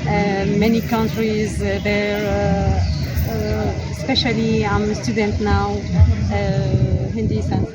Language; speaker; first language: English; non-native, learner; Arabic